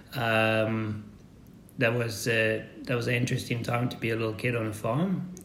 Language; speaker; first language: English; native; English